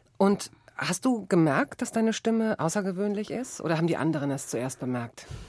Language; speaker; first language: German; native; German